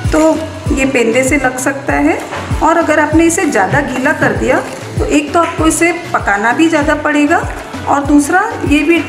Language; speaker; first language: Hindi; native; Hindi